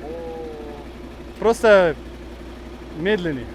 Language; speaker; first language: Russian; non-native, learner; German